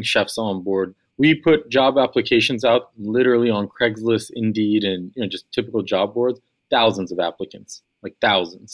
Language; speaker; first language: English; native; English